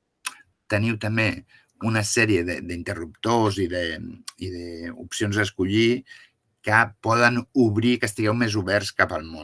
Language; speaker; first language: Catalan; native; Catalan